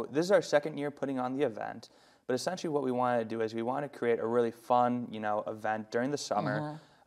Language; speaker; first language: English; native; English